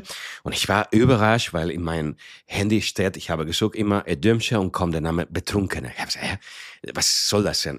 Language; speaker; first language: German; non-native, fluent; Spanish